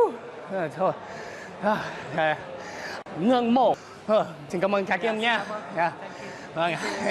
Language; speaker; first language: Vietnamese; non-native, learner; English